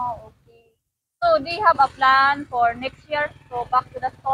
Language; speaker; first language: English; non-native, learner; Cebuano